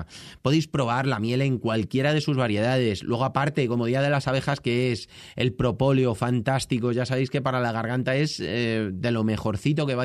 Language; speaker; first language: Spanish; native; Spanish